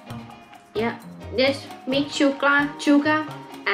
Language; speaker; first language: English; non-native, learner; Thai